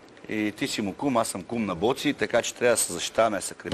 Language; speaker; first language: Bulgarian; native; Bulgarian